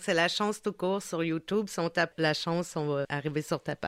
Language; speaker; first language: French; native; French